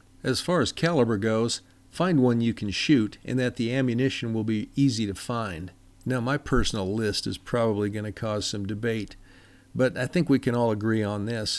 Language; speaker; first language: English; native; English